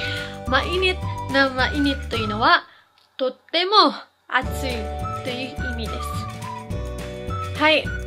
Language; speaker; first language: Japanese; non-native, fluent; Filipino